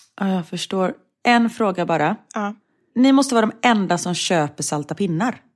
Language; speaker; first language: Swedish; native; Swedish